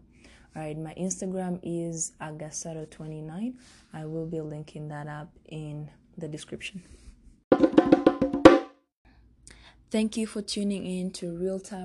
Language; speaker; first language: English; non-native, local second language; Kinyarwanda